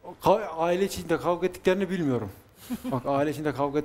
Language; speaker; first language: Turkish; native; Turkish